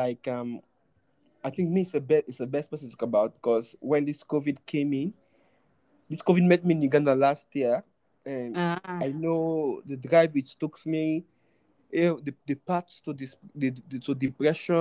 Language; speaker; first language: English; non-native, local second language; Krio